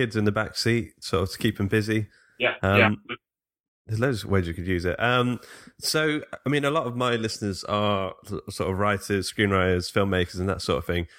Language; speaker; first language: English; native; English